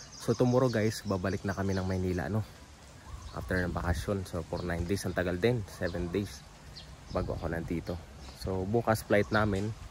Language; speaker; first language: Filipino; non-native, local second language; Hiligaynon